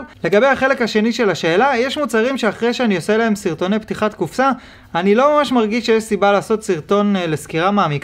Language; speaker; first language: Hebrew; native; Hebrew